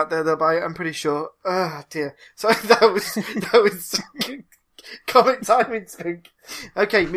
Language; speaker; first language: English; native; English